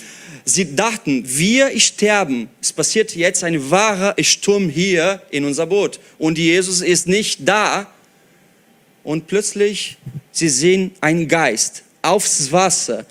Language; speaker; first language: German; non-native, fluent; Portuguese